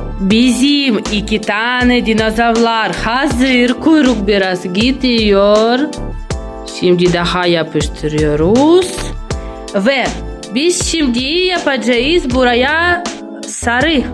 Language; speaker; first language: Turkish; non-native, learner; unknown